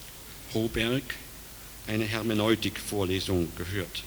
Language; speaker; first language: German; native; German